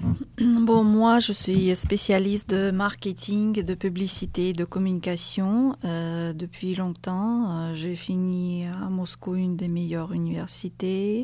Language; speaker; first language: French; non-native, fluent; Russian